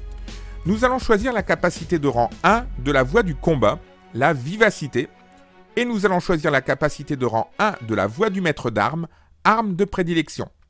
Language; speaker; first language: French; native; French